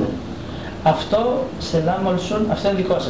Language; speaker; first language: Greek; native; Greek